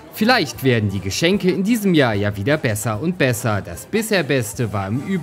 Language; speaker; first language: German; native; German